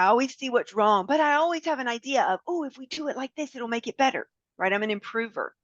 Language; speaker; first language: English; native; English